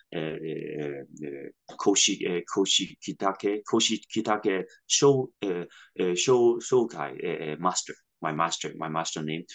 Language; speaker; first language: English; non-native, local second language; Cantonese